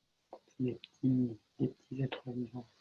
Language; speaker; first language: French; native; French